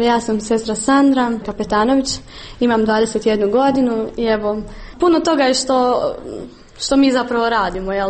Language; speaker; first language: Serbian; native; Serbian